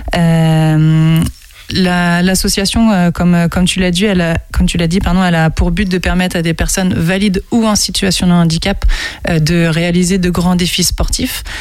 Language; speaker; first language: French; native; French